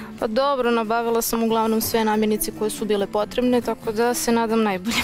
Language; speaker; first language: Serbian; native; Serbian